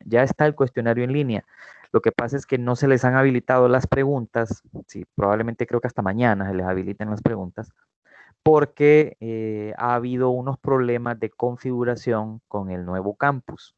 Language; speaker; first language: Spanish; native; Spanish